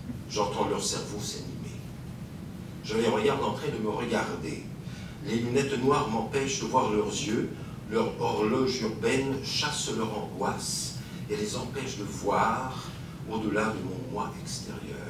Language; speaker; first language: French; native; French